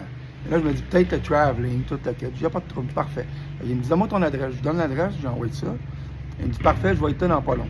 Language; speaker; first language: French; native; French